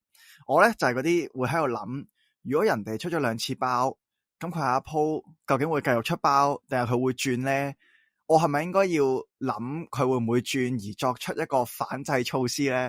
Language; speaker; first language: Cantonese; native; Cantonese